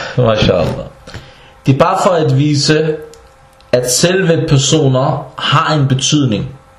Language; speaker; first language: Danish; non-native, fluent; Arabic